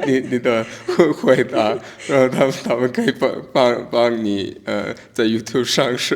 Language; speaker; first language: Chinese; non-native, learner; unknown